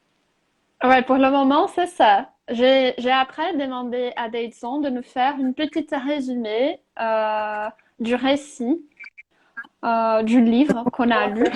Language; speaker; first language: French; non-native, fluent; Portuguese